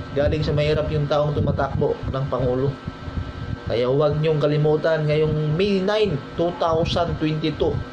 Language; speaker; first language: Filipino; non-native, local second language; Cebuano